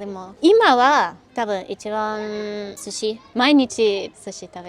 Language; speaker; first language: Japanese; non-native, learner; Spanish